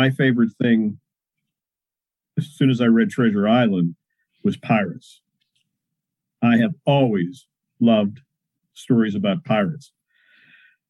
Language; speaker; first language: English; native; English